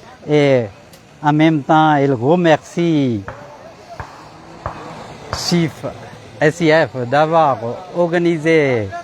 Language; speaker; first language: French; non-native, fluent; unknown